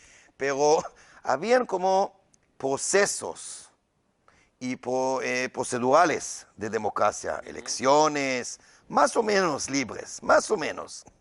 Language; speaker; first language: Spanish; non-native, learner; Hebrew